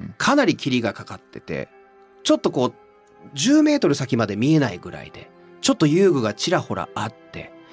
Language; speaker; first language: Japanese; non-native, fluent; English